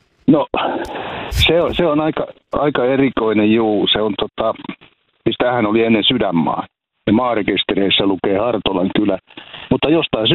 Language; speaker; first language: Finnish; native; Finnish